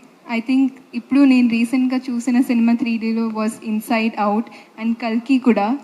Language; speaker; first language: Telugu; non-native, fluent; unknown